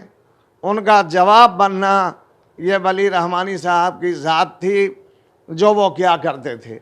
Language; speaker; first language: Urdu; native; Urdu